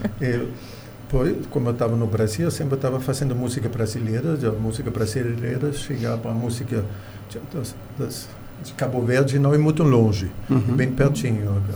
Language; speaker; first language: Portuguese; non-native, fluent; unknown